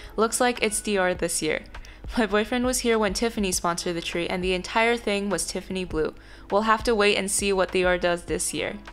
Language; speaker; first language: English; non-native, fluent; Chinese